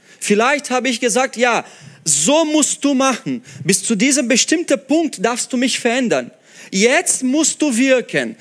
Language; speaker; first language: German; non-native, fluent; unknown